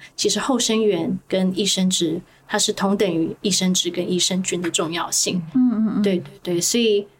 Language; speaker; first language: Chinese; early bilingual, other home language; Hebrew